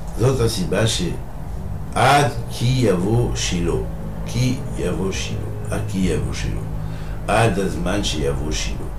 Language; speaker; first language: Hebrew; non-native, fluent; French